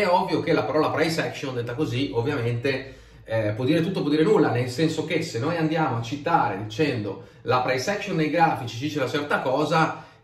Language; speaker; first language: Italian; native; Italian